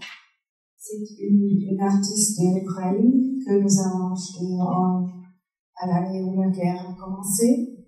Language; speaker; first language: French; non-native, fluent; German